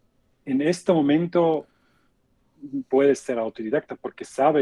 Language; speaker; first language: Spanish; non-native, fluent; German